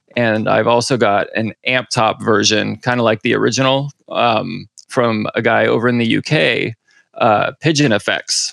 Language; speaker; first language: English; native; English